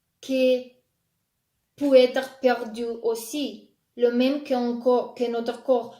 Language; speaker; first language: French; non-native, fluent; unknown